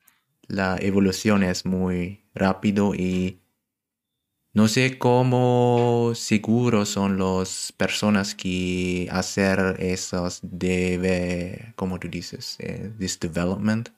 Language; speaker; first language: Spanish; non-native, learner; German